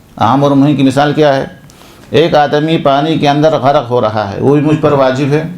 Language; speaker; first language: Urdu; non-native, local second language; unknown